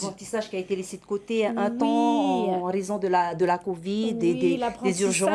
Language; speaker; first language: French; native; French